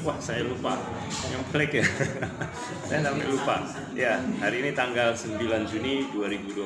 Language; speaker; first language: Indonesian; non-native, local second language; Javanese